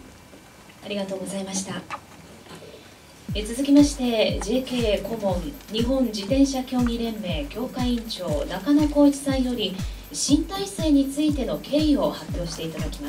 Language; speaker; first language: Japanese; native; Japanese